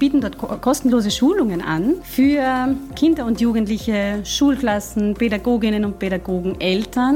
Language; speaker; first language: German; native; German